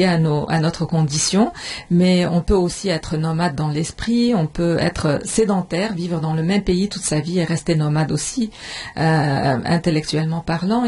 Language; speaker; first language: French; non-native, fluent; Arabic